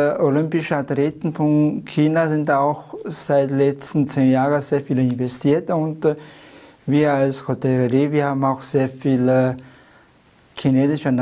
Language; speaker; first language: German; non-native, learner; Chinese